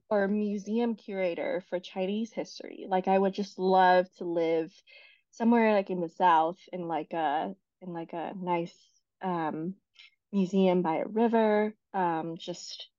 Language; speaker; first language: English; non-native, fluent; Chinese